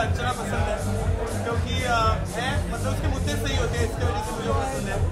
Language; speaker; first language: Hindi; native; Hindi